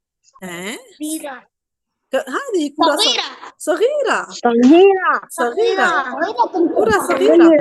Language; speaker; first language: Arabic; non-native, fluent; Urdu